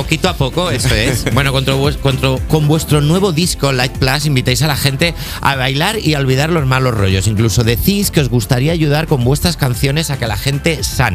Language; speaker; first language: Spanish; native; Spanish